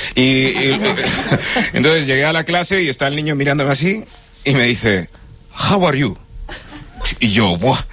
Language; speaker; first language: Spanish; early bilingual, other home language; English